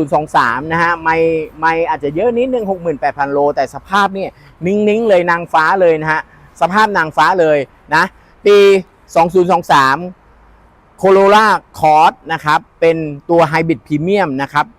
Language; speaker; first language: Thai; native; Thai